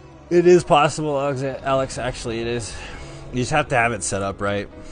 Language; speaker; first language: English; native; English